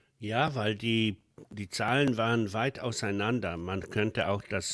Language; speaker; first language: German; non-native, fluent; Polish